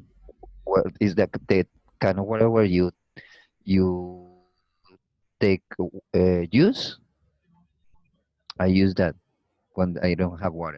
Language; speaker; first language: English; non-native, learner; Spanish